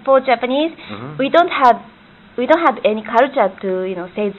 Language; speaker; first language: English; non-native, learner; Japanese